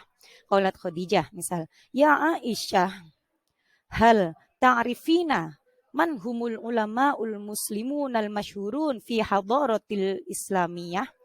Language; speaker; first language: Arabic; non-native, fluent; Indonesian